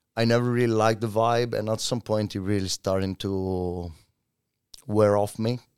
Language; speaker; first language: English; non-native, fluent; Italian